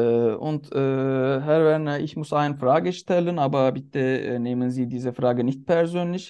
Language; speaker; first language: German; non-native, learner; Turkish